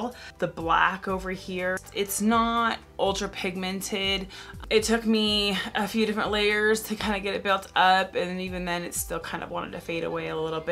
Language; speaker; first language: English; native; English